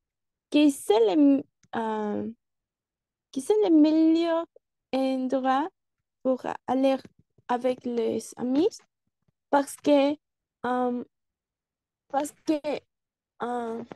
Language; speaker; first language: French; non-native, learner; Spanish